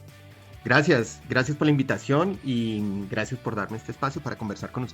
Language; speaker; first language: Spanish; native; Spanish